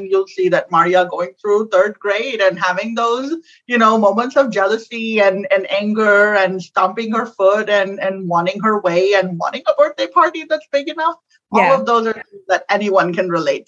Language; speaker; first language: English; non-native, local second language; Urdu